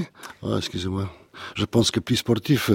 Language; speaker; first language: French; non-native, learner; Polish